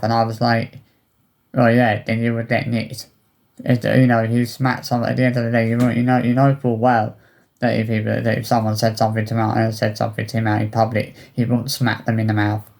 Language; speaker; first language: English; native; English